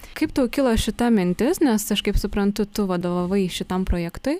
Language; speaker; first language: Lithuanian; native; Lithuanian